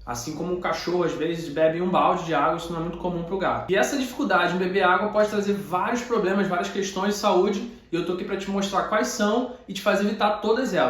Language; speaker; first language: Portuguese; native; Portuguese